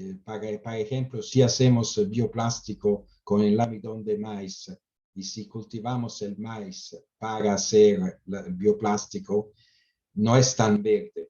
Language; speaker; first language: Spanish; non-native, fluent; Italian